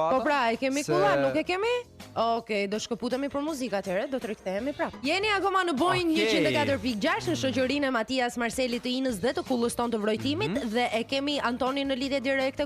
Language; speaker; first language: Albanian; native; Albanian